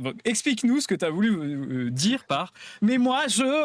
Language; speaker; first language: French; native; French